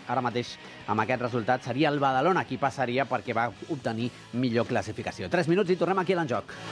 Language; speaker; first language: Catalan; native; Catalan